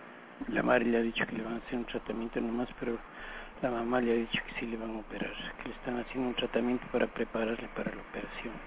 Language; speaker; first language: Spanish; native; Spanish